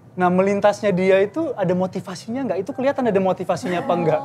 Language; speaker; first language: Indonesian; native; Indonesian